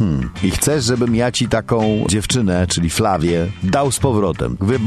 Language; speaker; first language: Polish; native; Polish